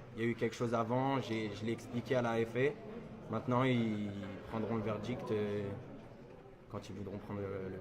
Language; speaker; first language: French; early bilingual, other home language; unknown